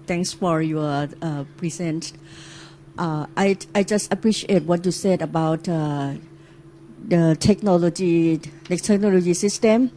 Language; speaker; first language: English; non-native, learner; Thai